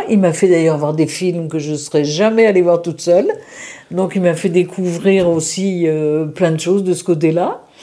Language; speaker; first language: French; native; French